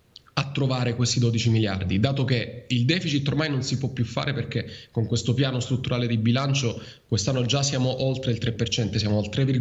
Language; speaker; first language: Italian; native; Italian